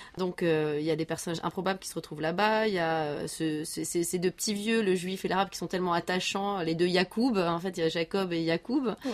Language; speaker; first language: French; native; French